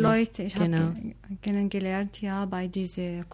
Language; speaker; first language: German; non-native, learner; Arabic